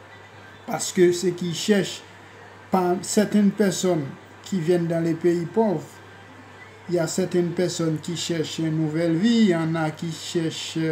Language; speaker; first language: French; non-native, local second language; Haitian Creole